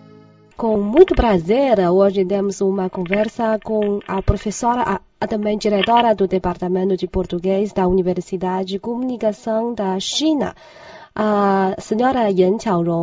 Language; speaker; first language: Portuguese; non-native, fluent; Chinese